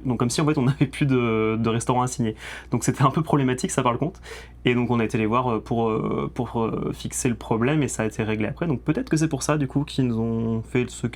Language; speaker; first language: French; native; French